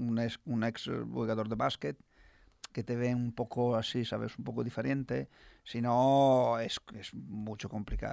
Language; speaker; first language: Spanish; non-native, fluent; Italian